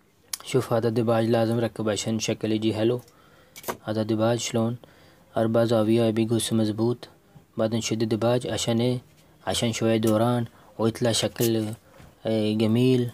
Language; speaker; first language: Arabic; non-native, learner; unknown